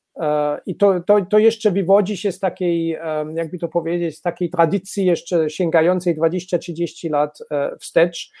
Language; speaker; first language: Polish; non-native, fluent; German